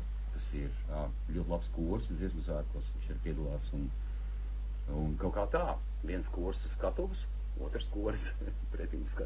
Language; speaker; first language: Latvian; native; Latvian